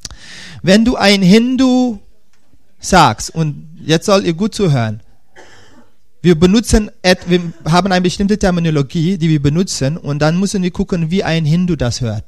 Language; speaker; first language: German; non-native, fluent; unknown